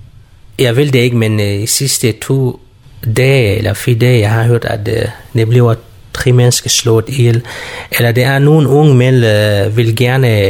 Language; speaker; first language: Danish; non-native, learner; Kurdish